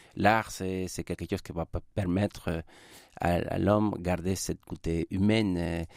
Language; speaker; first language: French; non-native, fluent; Spanish